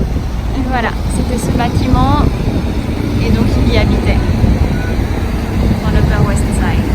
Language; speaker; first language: French; native; French